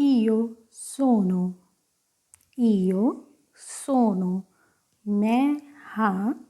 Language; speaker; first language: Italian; non-native, fluent; Punjabi